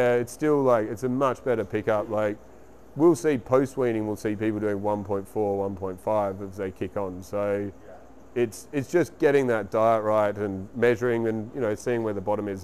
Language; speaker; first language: English; native; English